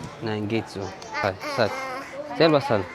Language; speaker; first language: German; non-native, learner; Amharic